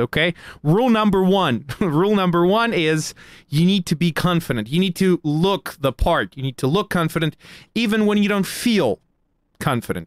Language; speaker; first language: English; early bilingual, other home language; Russian